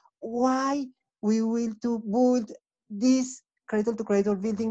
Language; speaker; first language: English; non-native, learner; Spanish